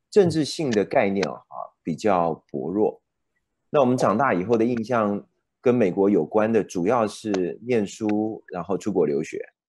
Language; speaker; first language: Chinese; native; Chinese